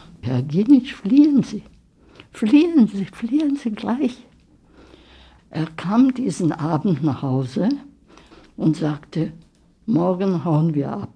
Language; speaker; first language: German; early bilingual, heritage; German